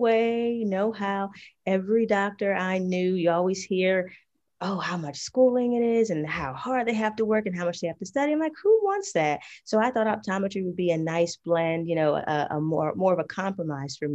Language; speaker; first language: English; native; English